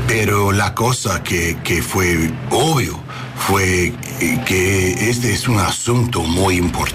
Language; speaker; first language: Spanish; non-native, learner; English